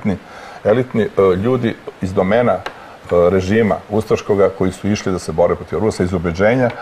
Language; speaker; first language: Croatian; native; Croatian